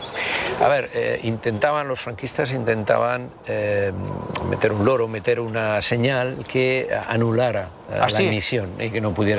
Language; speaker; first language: Spanish; native; Spanish